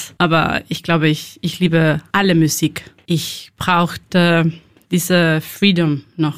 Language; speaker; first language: German; non-native, learner; Spanish